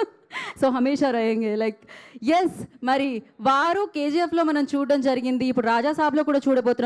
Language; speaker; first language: Telugu; native; Telugu